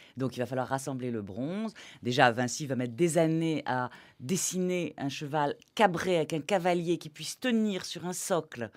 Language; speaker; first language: French; native; French